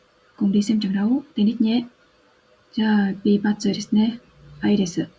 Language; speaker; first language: Japanese; non-native, learner; Vietnamese